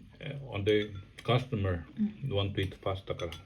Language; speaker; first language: English; non-native, learner; Japanese